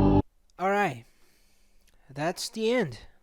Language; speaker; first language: English; non-native, fluent; Portuguese